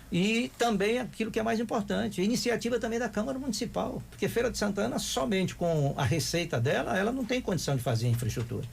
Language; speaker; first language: Portuguese; native; Portuguese